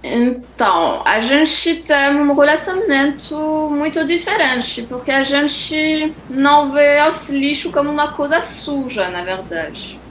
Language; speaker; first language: Portuguese; non-native, fluent; French